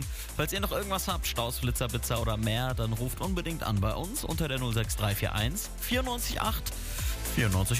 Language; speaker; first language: German; native; German